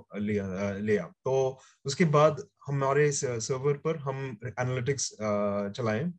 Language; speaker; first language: Hindi; native; Hindi